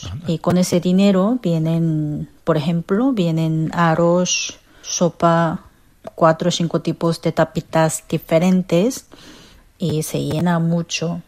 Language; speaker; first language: Spanish; non-native, fluent; Korean